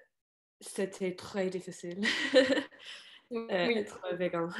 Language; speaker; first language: French; non-native, learner; English